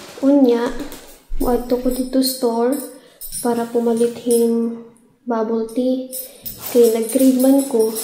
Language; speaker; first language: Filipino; non-native, local second language; Waray